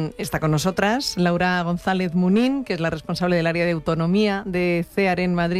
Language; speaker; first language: Spanish; native; Spanish